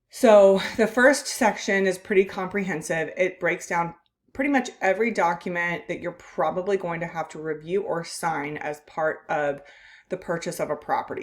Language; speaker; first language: English; native; English